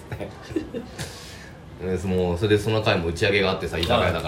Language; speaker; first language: Japanese; native; Japanese